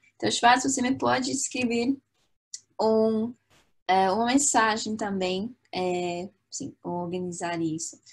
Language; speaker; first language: Portuguese; non-native, fluent; English